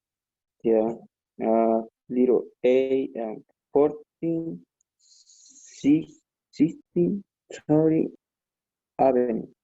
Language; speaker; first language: English; non-native, learner; Spanish